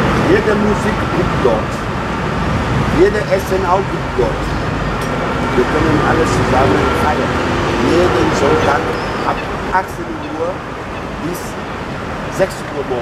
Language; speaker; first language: German; non-native, learner; French